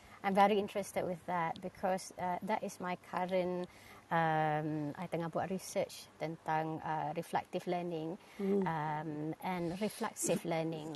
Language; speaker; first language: English; non-native, local second language; Malay